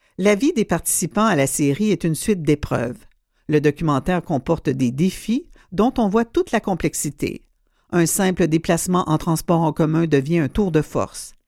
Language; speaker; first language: French; native; French